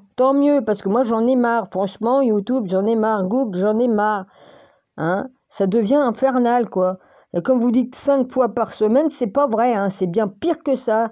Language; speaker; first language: French; native; French